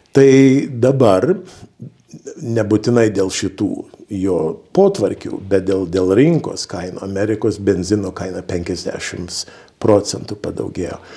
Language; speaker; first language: Lithuanian; early bilingual, heritage; Lithuanian